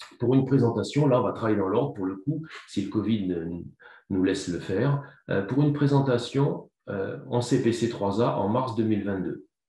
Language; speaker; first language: French; native; French